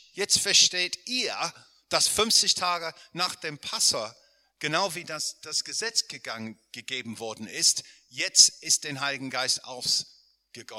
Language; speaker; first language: German; non-native, fluent; English